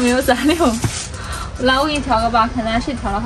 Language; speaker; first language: Chinese; native; Chinese